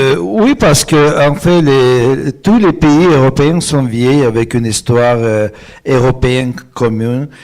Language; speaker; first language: French; non-native, fluent; Russian